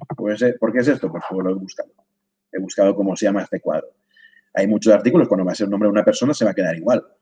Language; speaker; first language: Spanish; non-native, local second language; Catalan